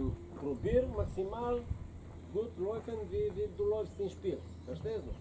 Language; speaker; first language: German; non-native, learner; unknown